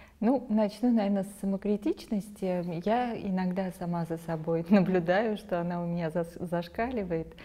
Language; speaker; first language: Russian; non-native, local second language; Armenian